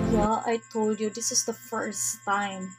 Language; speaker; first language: English; non-native, learner; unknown